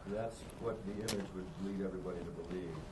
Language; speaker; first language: English; native; English